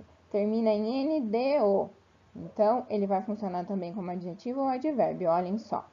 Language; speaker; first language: Portuguese; native; Portuguese